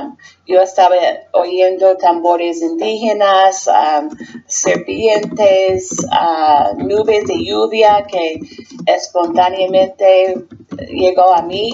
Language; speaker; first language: Spanish; non-native, fluent; English